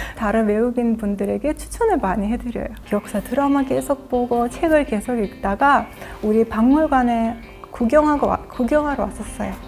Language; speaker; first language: Korean; non-native, fluent; Azerbaijani